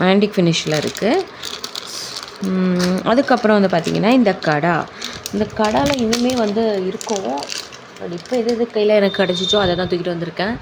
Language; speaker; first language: Tamil; native; Tamil